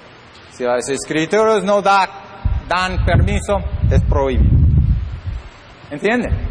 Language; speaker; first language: Spanish; non-native, learner; English